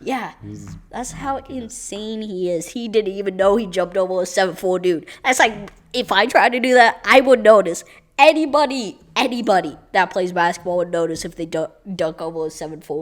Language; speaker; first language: English; native; English